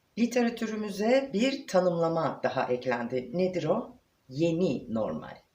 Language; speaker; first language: Turkish; native; Turkish